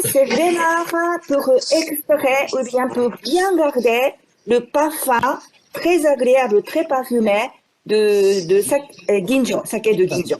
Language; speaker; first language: French; non-native, fluent; Japanese